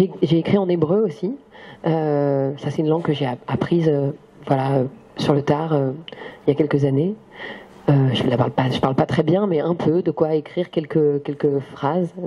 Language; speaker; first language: French; native; French